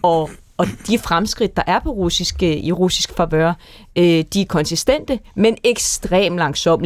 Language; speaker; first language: Danish; native; Danish